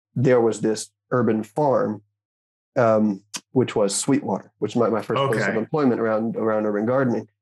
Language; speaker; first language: English; native; English